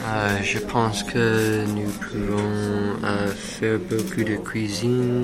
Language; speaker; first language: French; non-native, learner; English